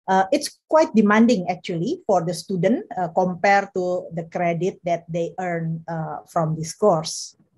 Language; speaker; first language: English; non-native, fluent; Indonesian